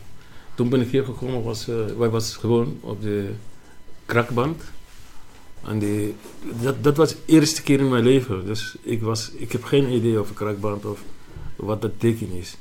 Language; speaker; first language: Dutch; non-native, learner; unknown